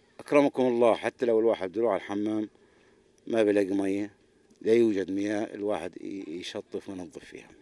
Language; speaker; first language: Arabic; native; Arabic